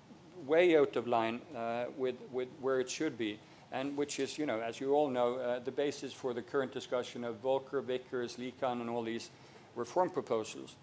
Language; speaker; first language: English; non-native, fluent; Norwegian